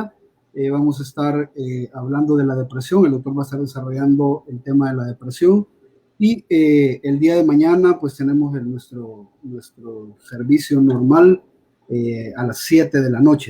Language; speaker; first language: Spanish; native; Spanish